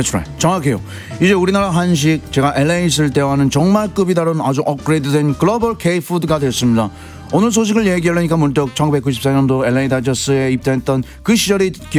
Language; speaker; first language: Korean; native; Korean